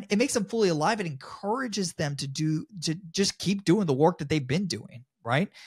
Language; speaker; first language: English; native; English